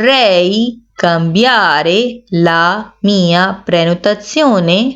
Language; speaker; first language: Italian; non-native, learner; Urdu